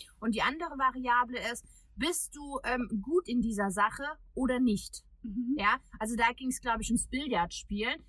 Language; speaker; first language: German; early bilingual, other home language; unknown